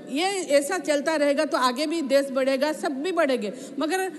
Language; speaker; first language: Hindi; non-native, local second language; Odia